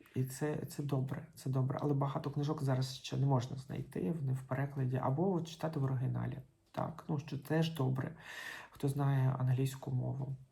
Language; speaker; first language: Ukrainian; native; Ukrainian